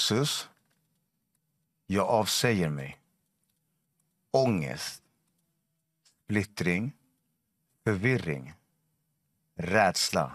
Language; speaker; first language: Swedish; non-native, fluent; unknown